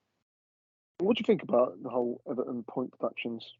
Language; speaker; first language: English; native; English